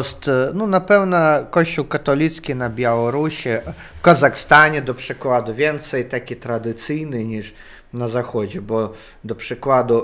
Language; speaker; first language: Polish; non-native, learner; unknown